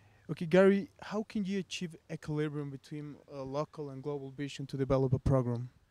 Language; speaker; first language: English; non-native, fluent; Spanish